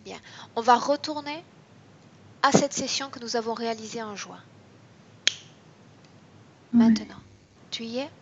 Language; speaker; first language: French; native; French